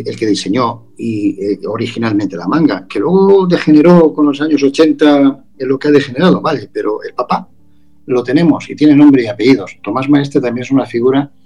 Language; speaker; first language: Spanish; native; Spanish